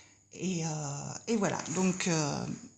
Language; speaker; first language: French; native; French